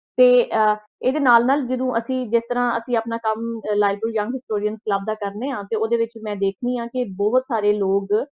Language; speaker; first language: Punjabi; native; Punjabi